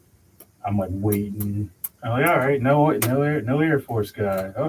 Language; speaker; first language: English; native; English